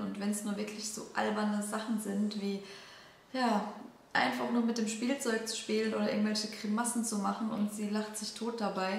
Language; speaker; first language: German; native; German